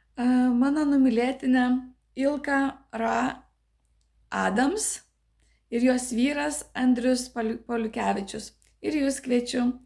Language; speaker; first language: Lithuanian; native; Lithuanian